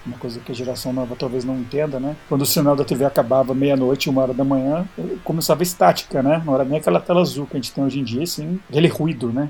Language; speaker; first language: Portuguese; early bilingual, heritage; Spanish